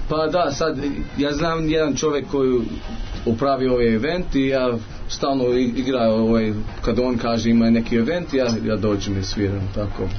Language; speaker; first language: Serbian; early bilingual, heritage; Serbian